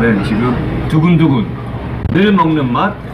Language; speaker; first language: Korean; native; Korean